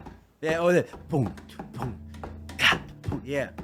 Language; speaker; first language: Chinese; non-native, fluent; Spanish